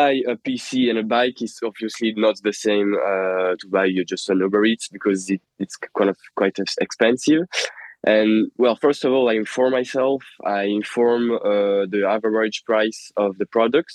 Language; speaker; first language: English; non-native, fluent; French